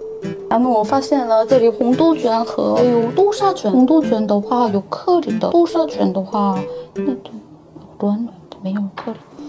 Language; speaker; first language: Chinese; non-native, learner; Korean